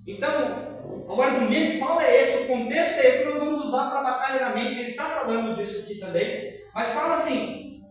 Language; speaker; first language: Portuguese; native; Portuguese